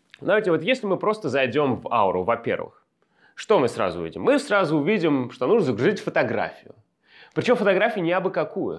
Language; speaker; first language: Russian; native; Russian